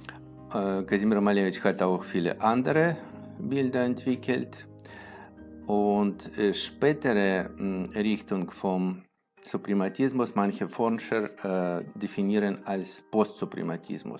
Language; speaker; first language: German; non-native, fluent; Russian